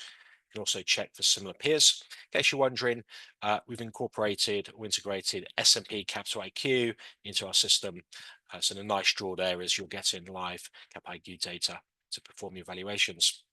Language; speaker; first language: English; native; English